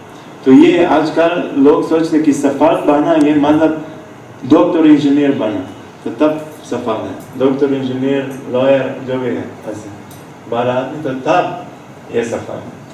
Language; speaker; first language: Hindi; non-native, fluent; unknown